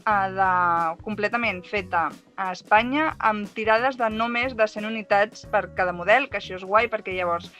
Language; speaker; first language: Catalan; native; Catalan